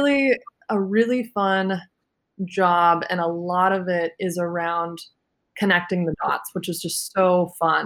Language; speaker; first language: English; native; English